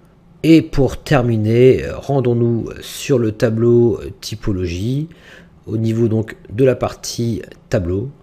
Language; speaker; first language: French; native; French